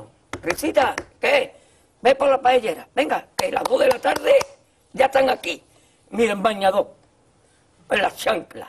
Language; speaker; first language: Spanish; native; Spanish